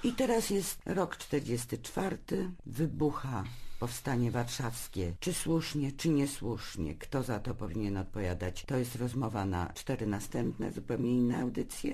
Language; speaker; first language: Polish; native; Polish